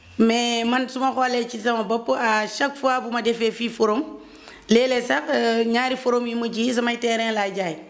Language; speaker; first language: Wolof; non-native, local second language; Fula